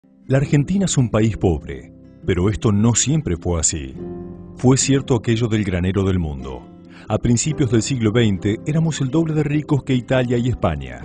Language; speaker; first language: Spanish; native; Spanish